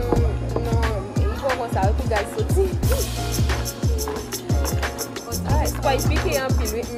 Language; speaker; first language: French; non-native, local second language; Haitian Creole